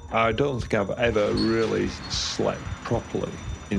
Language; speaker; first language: English; native; English